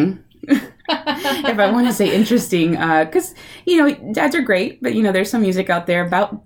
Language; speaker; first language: English; early bilingual, other home language; Spanish